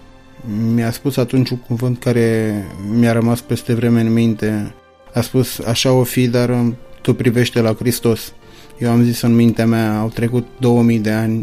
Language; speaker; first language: Romanian; native; Romanian